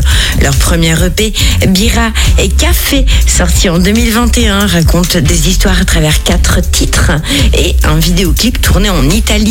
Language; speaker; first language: French; native; French